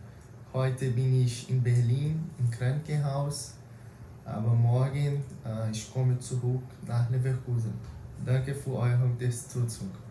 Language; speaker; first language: German; non-native, learner; Portuguese